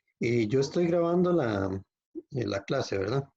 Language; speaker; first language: Spanish; native; Spanish